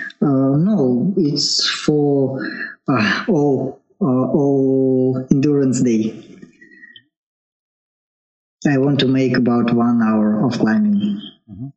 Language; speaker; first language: English; non-native, learner; Russian